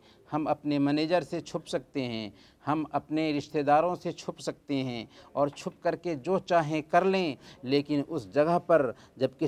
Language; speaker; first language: Urdu; native; Urdu